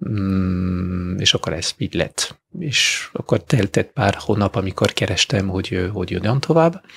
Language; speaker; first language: Hungarian; non-native, fluent; French